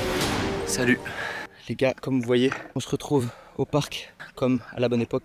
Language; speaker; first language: French; native; French